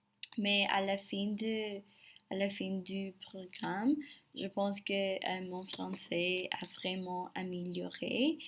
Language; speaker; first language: French; non-native, learner; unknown